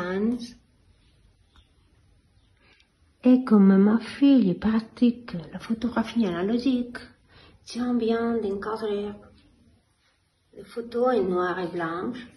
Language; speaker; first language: French; non-native, fluent; Spanish